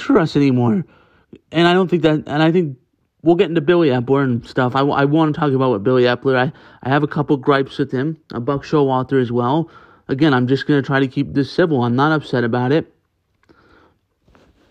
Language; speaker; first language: English; native; English